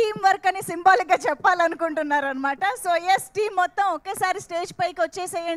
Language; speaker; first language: Telugu; native; Telugu